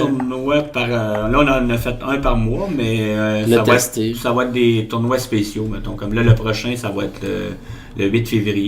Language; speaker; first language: French; native; French